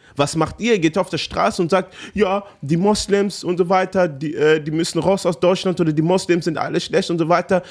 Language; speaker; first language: German; early bilingual, other home language; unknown